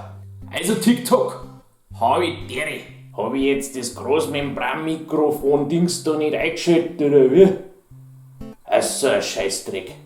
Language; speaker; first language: German; native; German